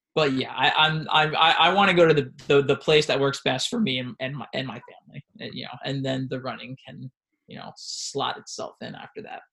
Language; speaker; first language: English; native; English